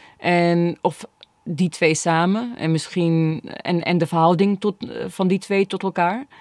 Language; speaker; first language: Dutch; early bilingual, other home language; Bosnian